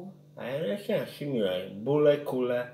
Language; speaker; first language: English; non-native, learner; Polish